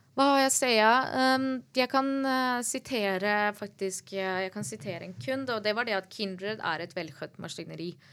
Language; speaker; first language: Norwegian; early bilingual, other home language; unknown